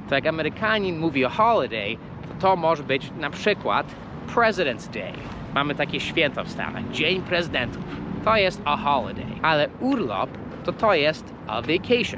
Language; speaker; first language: Polish; non-native, fluent; English